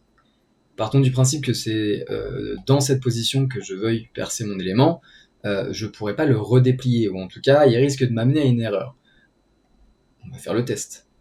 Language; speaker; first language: French; native; French